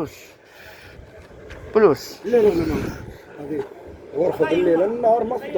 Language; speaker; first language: Arabic; non-native, learner; Filipino